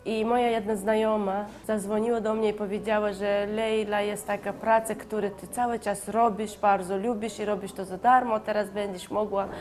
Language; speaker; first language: Polish; non-native, fluent; Chechen